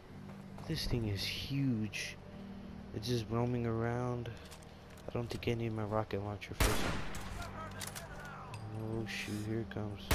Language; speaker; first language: English; native; English